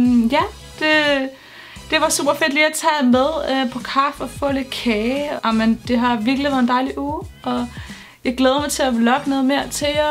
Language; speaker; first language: Danish; native; Danish